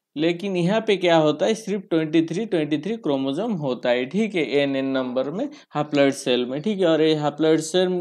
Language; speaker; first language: Hindi; non-native, local second language; Bangla